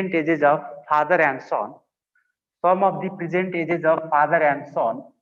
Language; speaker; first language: English; non-native, local second language; Nepali